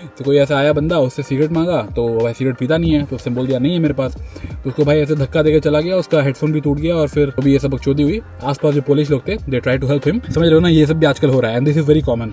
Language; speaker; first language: Hindi; native; Hindi